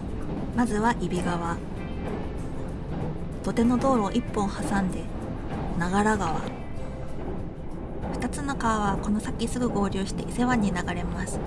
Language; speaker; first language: Japanese; native; Japanese